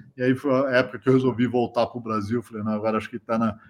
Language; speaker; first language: Portuguese; native; Portuguese